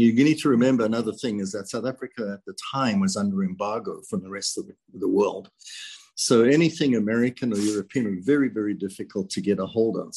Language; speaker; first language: English; native; English